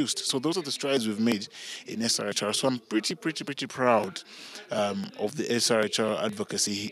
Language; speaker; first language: English; non-native, local second language; Bemba